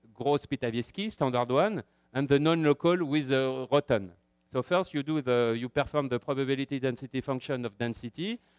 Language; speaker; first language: English; non-native, fluent; French